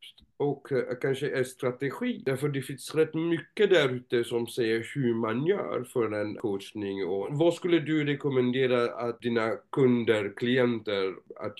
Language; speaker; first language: Swedish; non-native, fluent; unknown